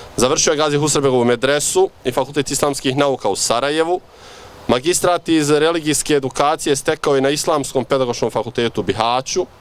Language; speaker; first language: Bosnian; native; Bosnian